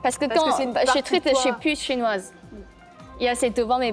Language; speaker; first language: French; non-native, learner; Chinese